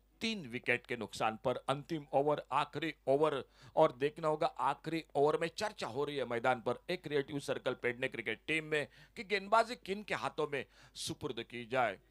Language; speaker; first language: Hindi; non-native, local second language; Konkani